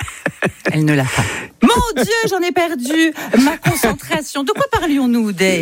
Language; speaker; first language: French; native; French